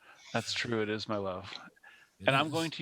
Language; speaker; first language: English; native; English